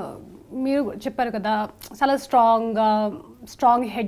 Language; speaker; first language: Telugu; non-native, learner; Hindi